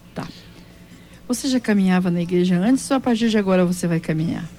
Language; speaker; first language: Portuguese; native; Portuguese